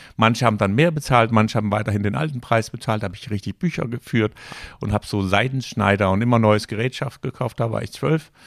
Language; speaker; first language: German; non-native, fluent; Danish